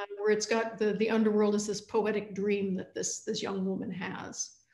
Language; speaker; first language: English; native; English